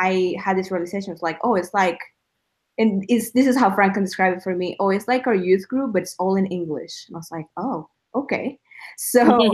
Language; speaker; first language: English; non-native, fluent; Spanish